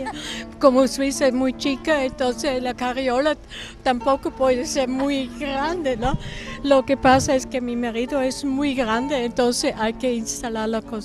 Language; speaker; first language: Spanish; non-native, fluent; German